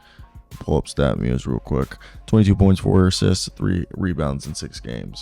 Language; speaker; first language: English; native; English